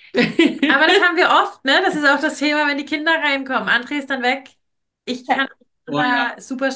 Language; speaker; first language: German; native; German